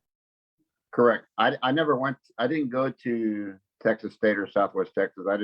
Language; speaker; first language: English; native; English